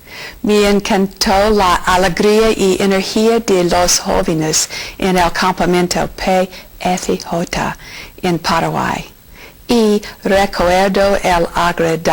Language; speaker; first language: Spanish; non-native, learner; English